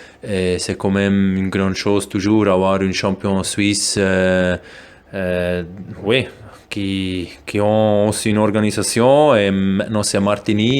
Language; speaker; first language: French; non-native, local second language; German